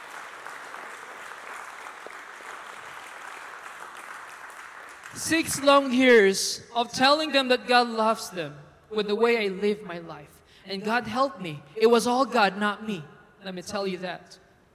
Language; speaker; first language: English; non-native, local second language; Filipino